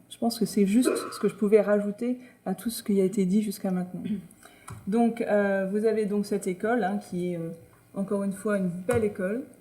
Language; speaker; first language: French; native; French